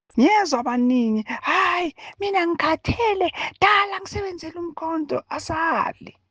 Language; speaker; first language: Zulu; native; Zulu